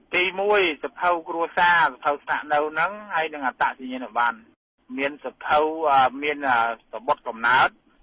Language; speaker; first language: Khmer; native; Khmer